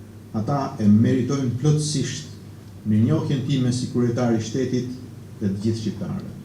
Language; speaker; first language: Albanian; native; Albanian